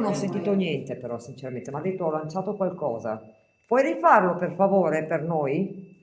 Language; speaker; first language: Italian; native; Italian